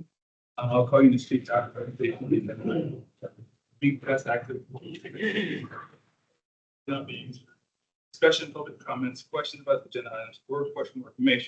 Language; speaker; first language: English; native; English